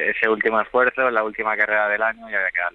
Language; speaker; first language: Spanish; native; Spanish